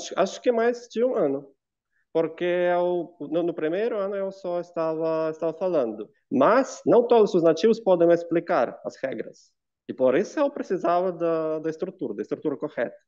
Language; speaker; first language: Portuguese; non-native, fluent; Russian